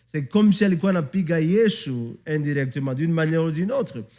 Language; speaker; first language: French; non-native, local second language; Swahili